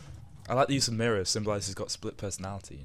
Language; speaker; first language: English; native; English